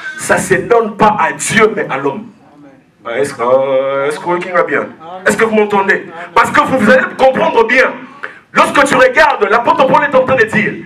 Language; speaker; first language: French; non-native, local second language; Lingala